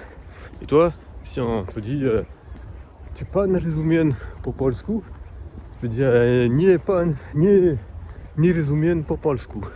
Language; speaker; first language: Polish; non-native, learner; French